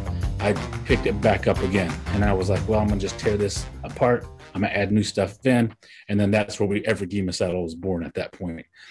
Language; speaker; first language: English; early bilingual, other home language; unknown